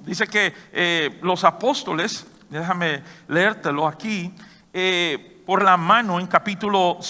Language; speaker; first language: Spanish; native; Spanish